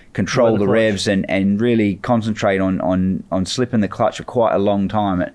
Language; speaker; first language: English; native; English